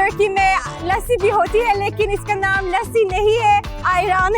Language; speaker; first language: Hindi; non-native, learner; Turkish